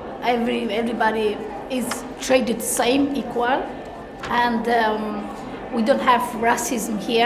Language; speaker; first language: English; non-native, learner; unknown